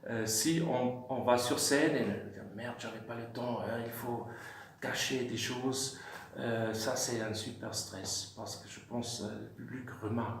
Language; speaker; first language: French; non-native, fluent; German